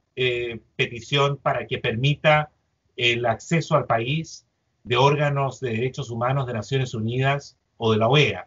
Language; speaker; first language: Spanish; native; Spanish